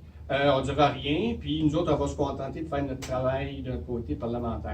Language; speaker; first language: French; native; French